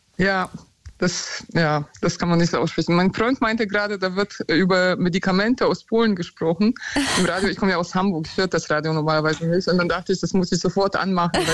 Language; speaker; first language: German; early bilingual, other home language; Polish